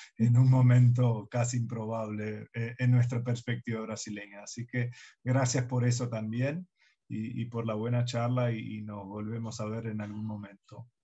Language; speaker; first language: Spanish; early bilingual, heritage; Spanish